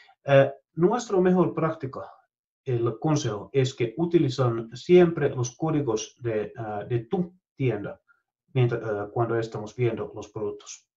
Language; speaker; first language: Spanish; non-native, fluent; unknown